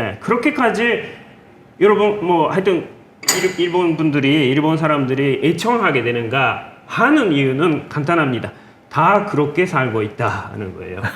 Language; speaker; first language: Korean; non-native, fluent; Japanese